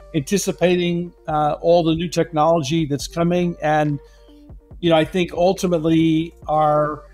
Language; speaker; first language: English; native; English